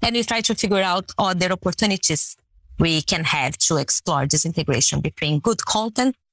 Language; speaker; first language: English; non-native, fluent; Portuguese